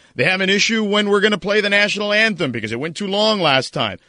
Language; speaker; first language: English; early bilingual, other home language; Spanish